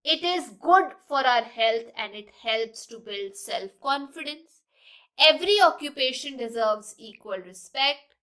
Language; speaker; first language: English; non-native, local second language; Punjabi